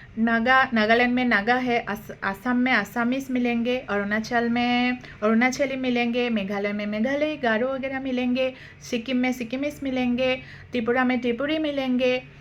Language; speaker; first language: Hindi; non-native, local second language; Assamese